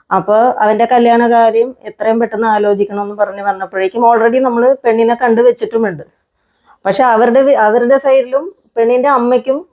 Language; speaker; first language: Malayalam; non-native, local second language; Konkani